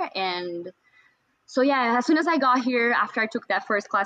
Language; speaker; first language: English; non-native, fluent; Portuguese